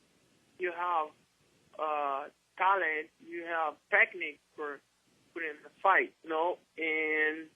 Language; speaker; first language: English; non-native, learner; Portuguese